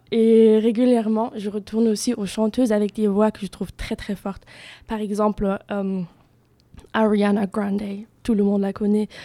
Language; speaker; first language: French; non-native, fluent; German